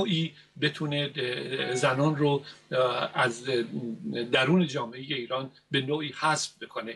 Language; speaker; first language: Persian; native; Persian